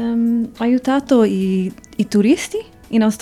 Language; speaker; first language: Italian; non-native, fluent; English